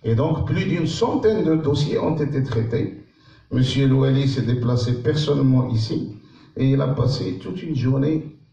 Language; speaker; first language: French; non-native, local second language; Arabic